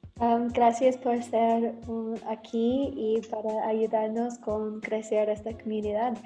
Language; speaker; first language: Spanish; non-native, learner; English